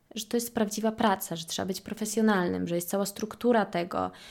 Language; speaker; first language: Polish; native; Polish